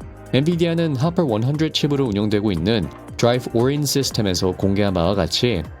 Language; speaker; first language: Korean; native; Korean